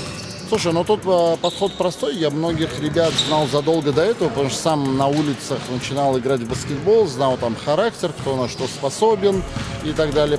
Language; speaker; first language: Russian; native; Russian